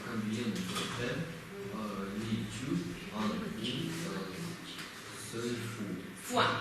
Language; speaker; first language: French; non-native, learner; Russian